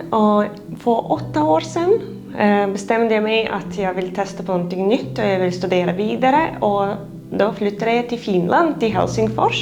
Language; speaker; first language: Swedish; non-native, fluent; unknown